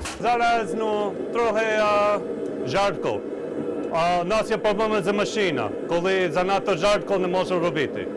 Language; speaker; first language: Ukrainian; non-native, learner; English